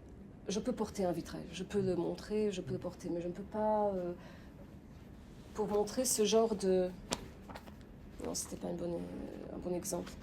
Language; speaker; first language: French; non-native, fluent; Polish